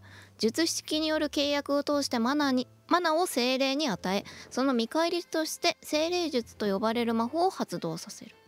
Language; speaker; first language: Japanese; native; Japanese